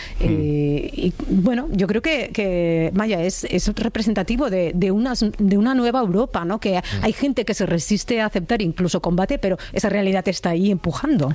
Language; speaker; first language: Spanish; native; Spanish